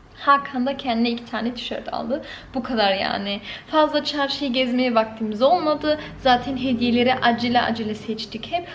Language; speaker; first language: Turkish; early bilingual, heritage; Turkish